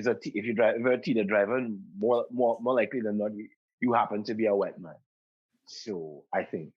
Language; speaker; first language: English; native; English